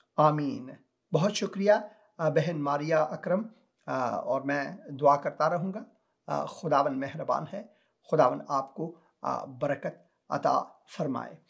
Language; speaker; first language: Urdu; non-native, local second language; Punjabi